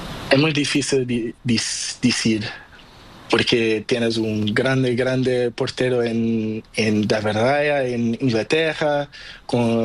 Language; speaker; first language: Spanish; non-native, learner; Portuguese